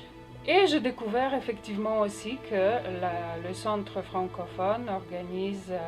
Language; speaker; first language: French; non-native, fluent; Polish